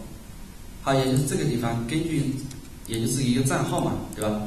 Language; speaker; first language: Chinese; native; Chinese